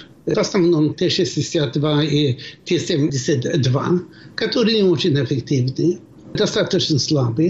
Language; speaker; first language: Russian; non-native, fluent; Swedish